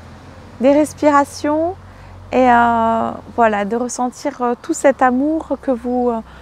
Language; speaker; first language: French; native; French